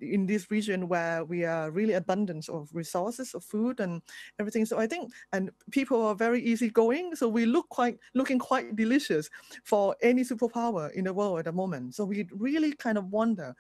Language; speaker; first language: English; non-native, fluent; Thai